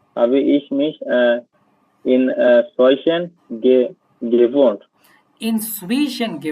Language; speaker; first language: German; non-native, learner; Bangla